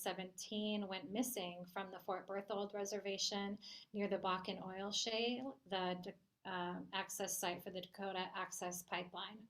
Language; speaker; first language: English; native; English